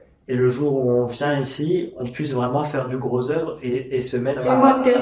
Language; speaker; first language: French; native; French